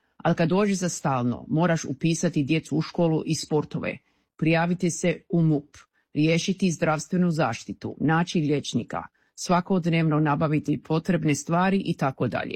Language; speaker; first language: Croatian; early bilingual, heritage; Croatian